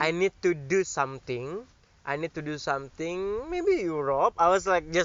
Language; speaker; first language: English; non-native, learner; Indonesian